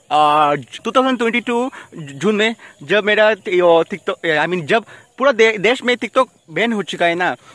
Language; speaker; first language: Hindi; non-native, local second language; Bangla